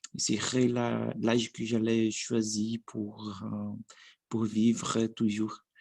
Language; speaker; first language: French; non-native, learner; Portuguese